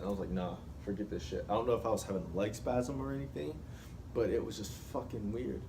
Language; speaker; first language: English; native; English